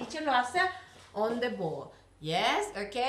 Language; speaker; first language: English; non-native, fluent; Spanish